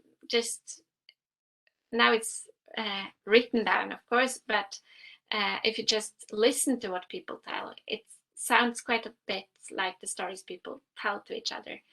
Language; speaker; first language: English; non-native, fluent; Norwegian